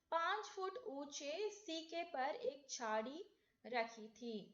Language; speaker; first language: Hindi; non-native, local second language; Tamil